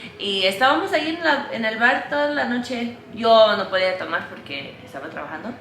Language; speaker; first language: Spanish; non-native, fluent; English